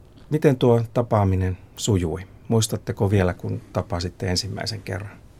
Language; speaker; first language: Finnish; native; Finnish